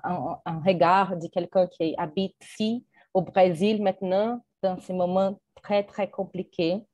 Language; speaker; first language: French; non-native, fluent; Portuguese